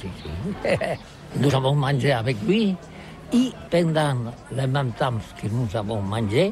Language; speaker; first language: French; non-native, learner; Catalan